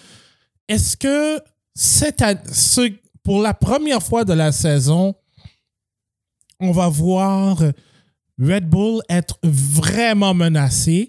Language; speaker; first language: French; native; French